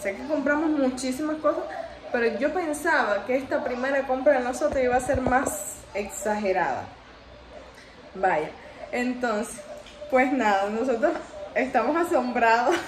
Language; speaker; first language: Spanish; native; Spanish